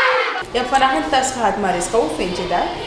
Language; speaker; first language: Dutch; native; Dutch